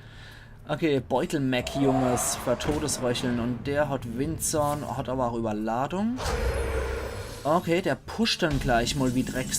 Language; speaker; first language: German; native; German